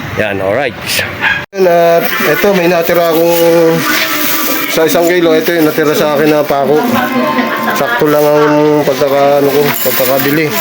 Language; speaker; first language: Filipino; non-native, local second language; Cebuano